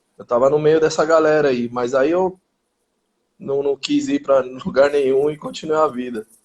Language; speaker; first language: Portuguese; early bilingual, other home language; Spanish